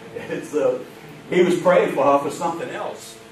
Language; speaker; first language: English; native; English